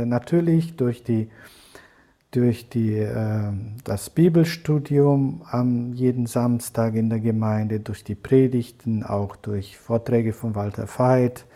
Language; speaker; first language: German; non-native, fluent; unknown